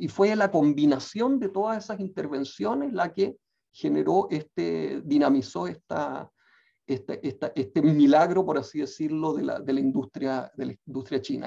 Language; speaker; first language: Spanish; native; Spanish